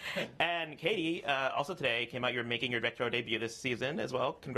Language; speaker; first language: English; native; English